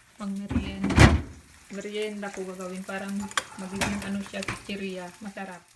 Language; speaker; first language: Filipino; native; Filipino